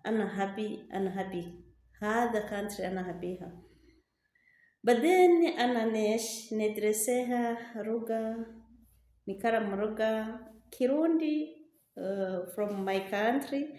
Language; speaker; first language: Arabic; non-native, learner; Rundi